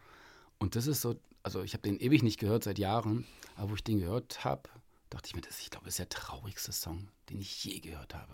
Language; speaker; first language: German; native; German